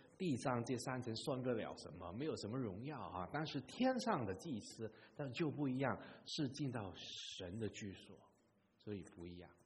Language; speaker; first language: Chinese; non-native, local second language; Cantonese